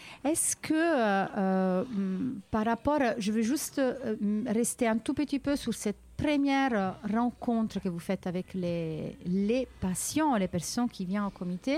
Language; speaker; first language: French; native; French